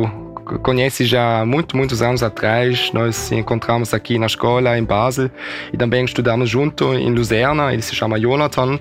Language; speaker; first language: Portuguese; early bilingual, heritage; Portuguese